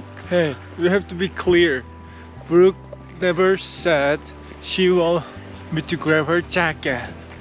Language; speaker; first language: English; native; English